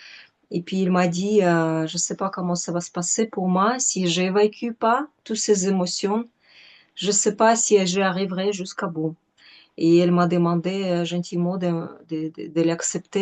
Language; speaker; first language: French; non-native, fluent; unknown